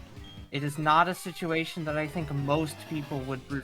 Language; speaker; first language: English; native; English